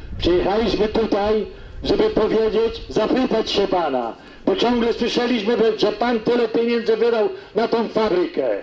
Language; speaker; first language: Polish; native; Polish